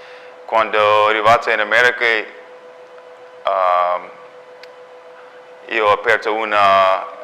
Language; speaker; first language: Italian; non-native, learner; English